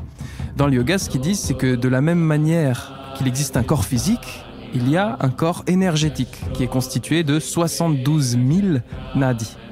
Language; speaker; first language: French; native; French